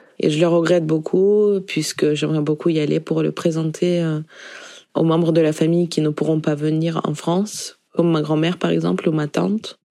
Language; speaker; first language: French; non-native, fluent; Ukrainian